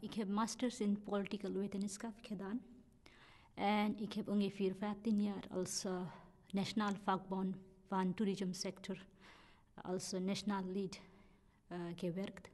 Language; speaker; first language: Dutch; non-native, learner; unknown